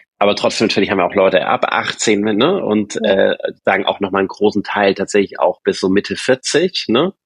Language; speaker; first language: German; native; German